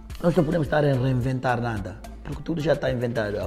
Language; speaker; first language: Portuguese; non-native, local second language; Upper Guinea Crioulo